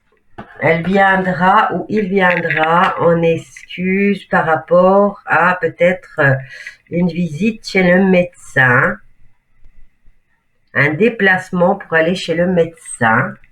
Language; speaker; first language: French; native; French